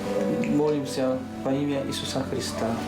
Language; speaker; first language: Russian; non-native, learner; Korean